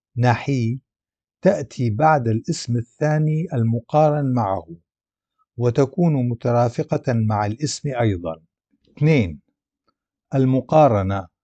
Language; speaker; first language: Arabic; non-native, local second language; Adyghe